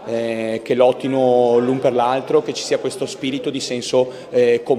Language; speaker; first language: Italian; native; Italian